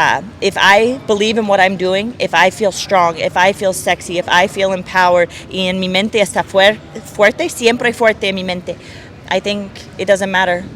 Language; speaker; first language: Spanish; non-native, learner; English